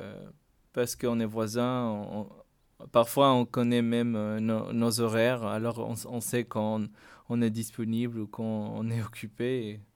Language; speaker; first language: French; non-native, fluent; Spanish